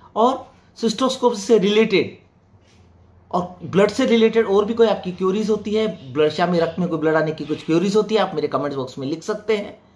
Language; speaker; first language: Hindi; native; Hindi